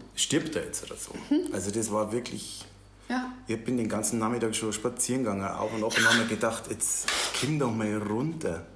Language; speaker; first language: German; native; German